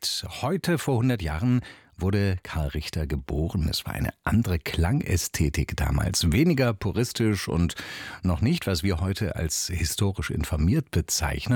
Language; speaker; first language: German; native; German